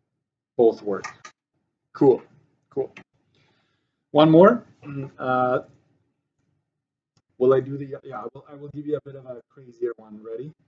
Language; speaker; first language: English; native; English